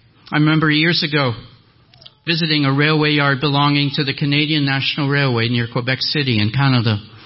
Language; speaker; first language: English; non-native, fluent; French